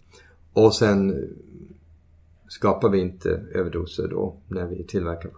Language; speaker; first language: Swedish; early bilingual, heritage; Swedish